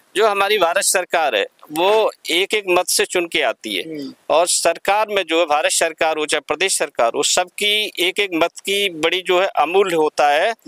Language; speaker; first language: Hindi; native; Hindi